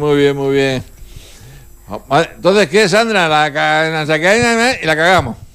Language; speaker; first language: Spanish; native; Spanish